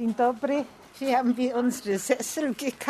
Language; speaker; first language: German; non-native, fluent; Polish